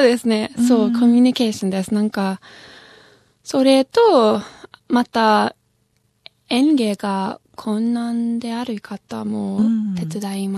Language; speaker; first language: Japanese; non-native, fluent; English